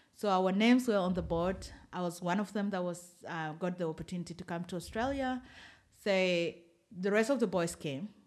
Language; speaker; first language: English; non-native, fluent; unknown